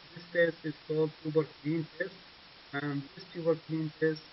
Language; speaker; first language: English; non-native, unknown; Arabic